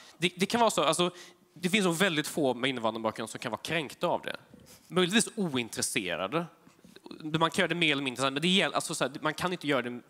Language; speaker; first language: Swedish; early bilingual, other home language; Polish